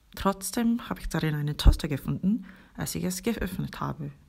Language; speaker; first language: German; non-native, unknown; Korean